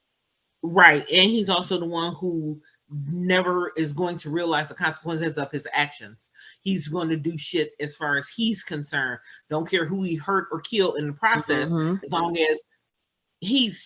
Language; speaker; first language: English; native; English